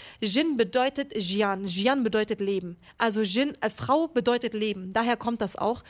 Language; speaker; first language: German; early bilingual, other home language; Kurdish